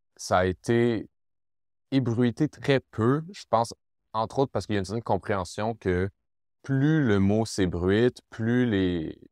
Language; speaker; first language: French; native; French